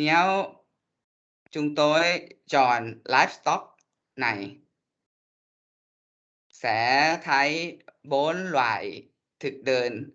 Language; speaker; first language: Vietnamese; non-native, learner; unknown